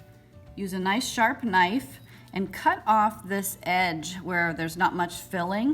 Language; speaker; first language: English; native; English